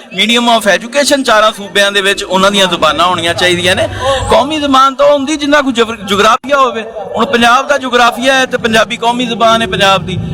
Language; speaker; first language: Punjabi; native; Punjabi